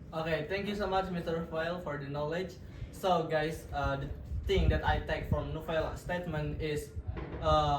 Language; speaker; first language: English; non-native, learner; Indonesian